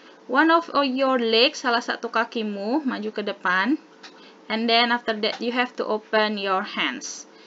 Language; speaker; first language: English; non-native, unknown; Indonesian